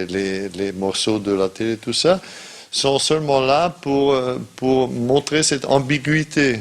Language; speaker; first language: French; non-native, fluent; German